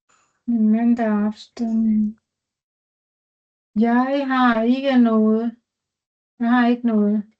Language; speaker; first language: Danish; non-native, learner; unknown